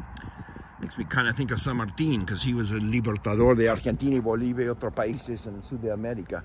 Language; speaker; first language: Spanish; non-native, fluent; English